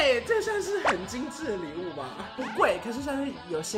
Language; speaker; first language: Chinese; native; Chinese